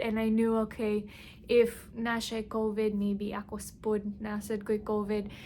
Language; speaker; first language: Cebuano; non-native, local second language; English